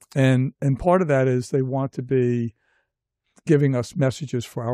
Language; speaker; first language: English; native; English